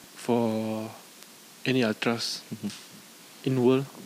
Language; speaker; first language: English; non-native, learner; Malay